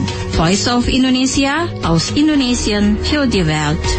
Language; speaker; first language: German; non-native, fluent; Indonesian